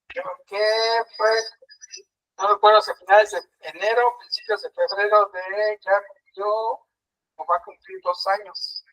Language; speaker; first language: Spanish; native; Spanish